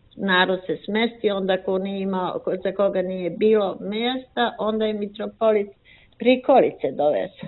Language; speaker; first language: Serbian; native; Serbian